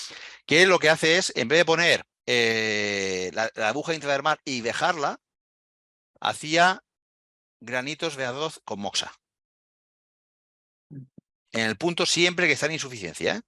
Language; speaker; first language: Spanish; native; Spanish